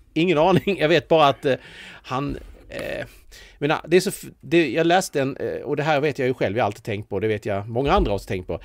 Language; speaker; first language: Swedish; native; Swedish